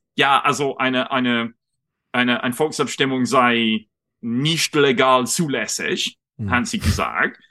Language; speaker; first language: German; non-native, fluent; English